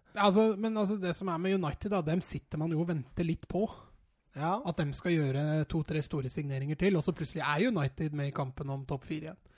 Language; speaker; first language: Norwegian; native; Norwegian